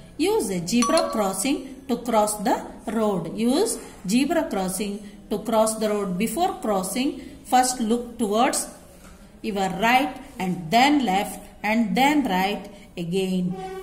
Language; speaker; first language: English; non-native, local second language; Kannada